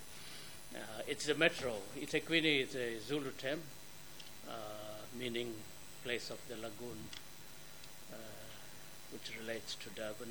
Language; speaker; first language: English; native; English